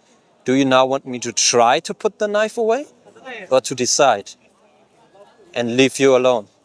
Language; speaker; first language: English; non-native, fluent; German